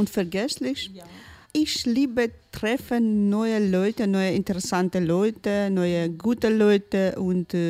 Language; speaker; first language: German; non-native, learner; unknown